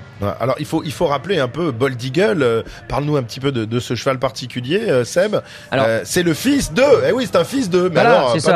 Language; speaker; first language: French; native; French